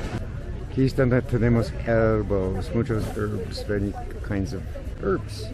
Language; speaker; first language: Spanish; non-native, learner; English